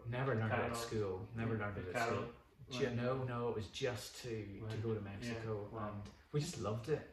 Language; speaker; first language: English; native; English